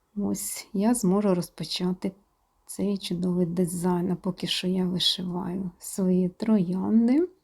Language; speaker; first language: Ukrainian; non-native, local second language; Russian